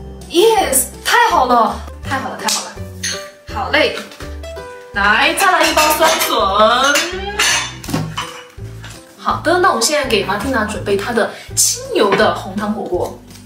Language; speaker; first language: Chinese; native; Chinese